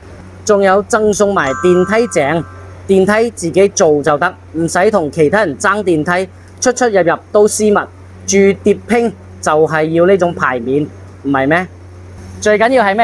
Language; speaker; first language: Cantonese; native; Cantonese